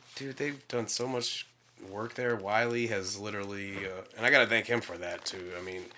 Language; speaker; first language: English; native; English